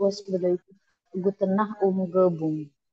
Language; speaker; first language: German; non-native, learner; Indonesian